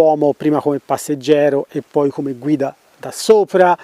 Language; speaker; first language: Italian; native; Italian